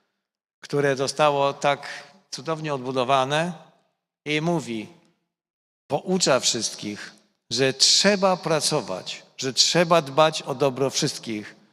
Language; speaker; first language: Polish; native; Polish